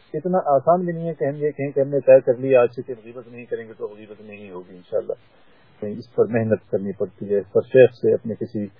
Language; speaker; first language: Urdu; native; Urdu